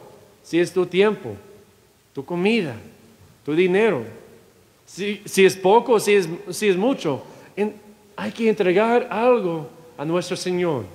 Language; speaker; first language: Spanish; non-native, fluent; English